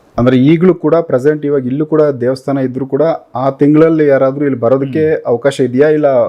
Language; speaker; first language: Kannada; native; Kannada